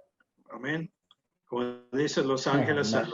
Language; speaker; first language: Spanish; non-native, learner; English